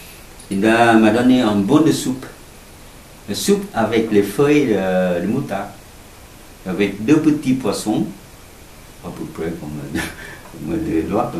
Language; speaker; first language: French; non-native, learner; Vietnamese